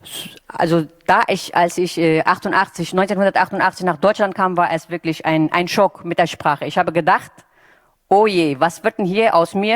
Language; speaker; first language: German; non-native, fluent; Turkish